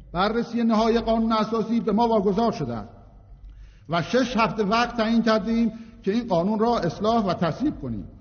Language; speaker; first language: Persian; non-native, local second language; Azerbaijani